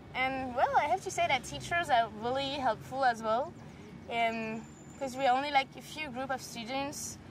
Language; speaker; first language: English; non-native, fluent; French